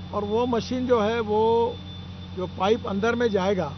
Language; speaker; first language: Hindi; non-native, local second language; Marathi